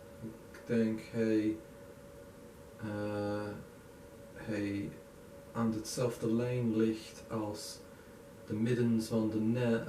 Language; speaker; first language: Dutch; non-native, learner; English